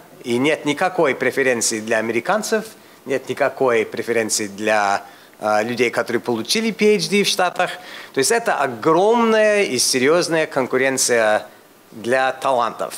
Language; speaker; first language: Russian; non-native, fluent; English